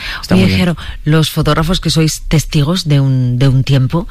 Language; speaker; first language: Spanish; native; Spanish